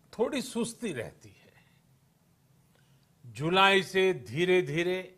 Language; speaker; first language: Hindi; non-native, local second language; Gujarati